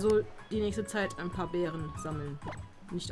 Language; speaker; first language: German; native; German